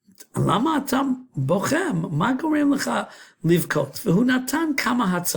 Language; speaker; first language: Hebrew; non-native, fluent; English